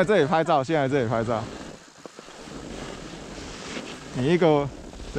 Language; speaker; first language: Chinese; native; Chinese